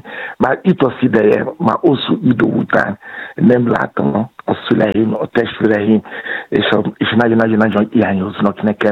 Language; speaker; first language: Hungarian; non-native, fluent; Yoruba